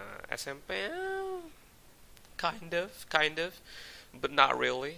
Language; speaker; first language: English; non-native, fluent; Indonesian